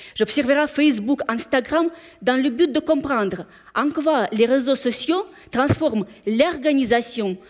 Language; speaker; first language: French; non-native, fluent; Russian